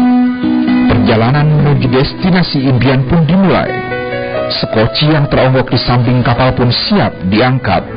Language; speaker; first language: Indonesian; native; Indonesian